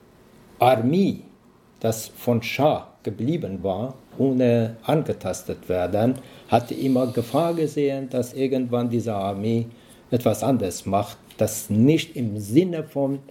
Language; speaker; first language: German; non-native, learner; Persian